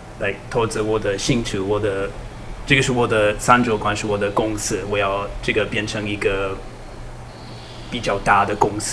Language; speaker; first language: Chinese; non-native, learner; English